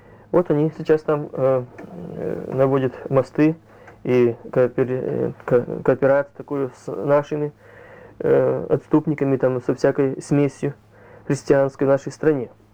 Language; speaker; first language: Russian; native; Russian